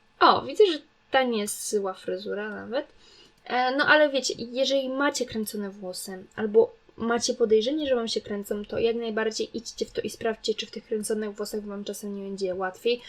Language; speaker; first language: Polish; native; Polish